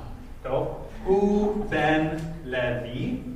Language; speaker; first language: Hebrew; non-native, fluent; English